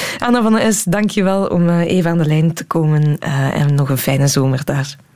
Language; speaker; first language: Dutch; native; Dutch